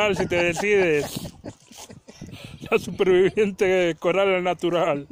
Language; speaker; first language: Spanish; native; Spanish